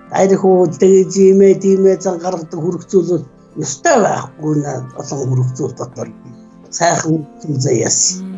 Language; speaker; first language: Mongolian; native; Mongolian